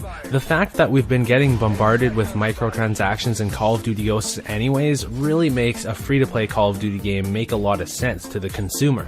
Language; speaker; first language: English; native; English